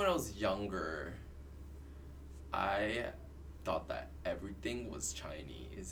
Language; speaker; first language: English; early bilingual, other home language; Cantonese